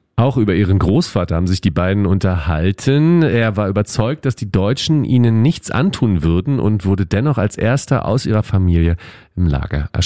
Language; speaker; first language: German; native; German